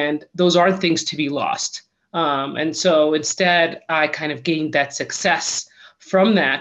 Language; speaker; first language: English; native; English